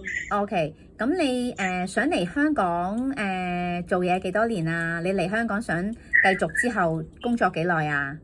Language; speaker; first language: Cantonese; native; Cantonese